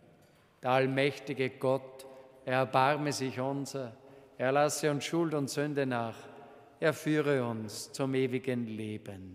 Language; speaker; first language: German; native; German